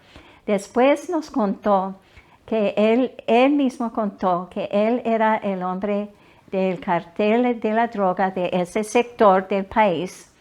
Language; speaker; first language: Spanish; non-native, fluent; English